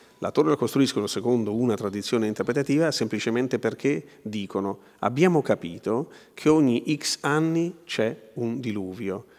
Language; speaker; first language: Italian; native; Italian